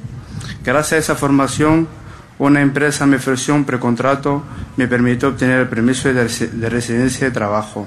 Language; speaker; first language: Spanish; non-native, fluent; Arabic